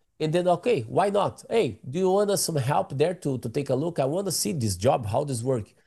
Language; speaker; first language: English; non-native, learner; Portuguese